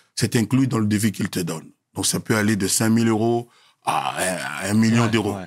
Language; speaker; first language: French; non-native, local second language; Lingala